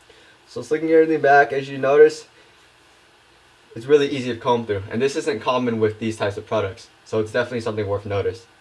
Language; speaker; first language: English; native; English